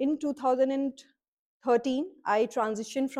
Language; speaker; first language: English; non-native, local second language; Hindi